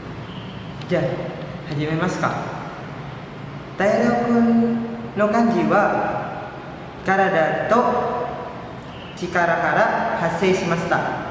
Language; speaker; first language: Japanese; non-native, learner; Indonesian